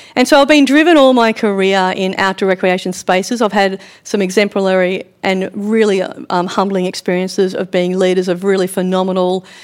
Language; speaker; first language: English; native; English